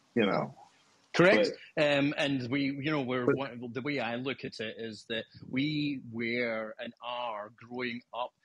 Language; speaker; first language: English; native; English